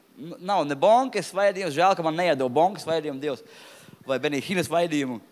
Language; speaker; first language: Latvian; non-native, local second language; Russian